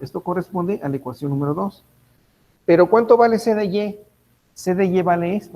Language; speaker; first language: Spanish; native; Spanish